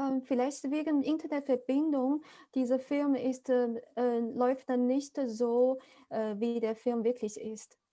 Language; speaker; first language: German; non-native, fluent; Chinese